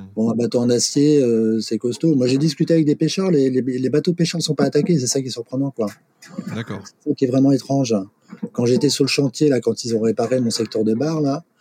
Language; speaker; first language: French; native; French